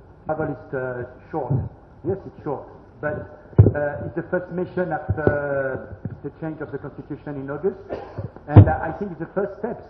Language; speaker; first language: English; non-native, learner; French